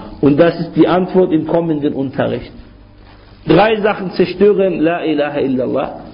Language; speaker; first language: German; non-native, fluent; Arabic